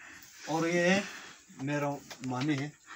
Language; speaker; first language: Hindi; non-native, local second language; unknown